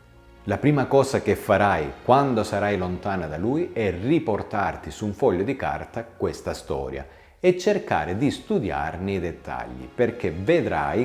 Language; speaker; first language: Italian; native; Italian